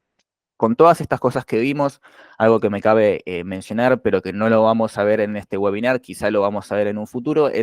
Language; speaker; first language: Spanish; native; Spanish